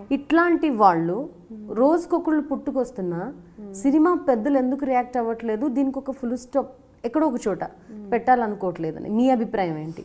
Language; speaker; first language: Telugu; native; Telugu